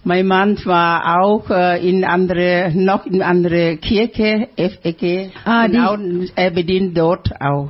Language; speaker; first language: German; non-native, fluent; Thai